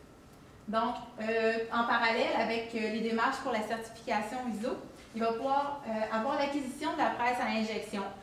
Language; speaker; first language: French; native; French